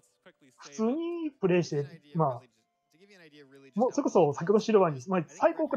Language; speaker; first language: Japanese; native; Japanese